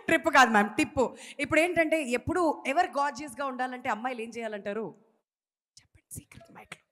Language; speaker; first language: Telugu; native; Telugu